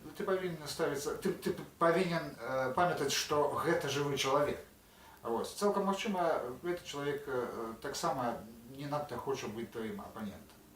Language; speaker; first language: Belarusian; native; Belarusian